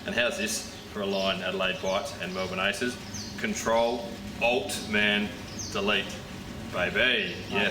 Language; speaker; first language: English; native; English